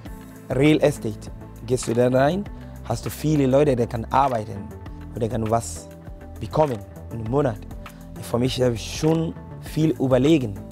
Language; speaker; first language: German; non-native, fluent; Akan